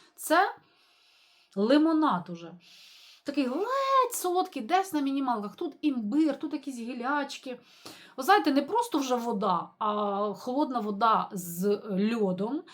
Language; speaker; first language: Ukrainian; native; Ukrainian